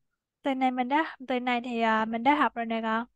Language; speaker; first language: Vietnamese; native; Vietnamese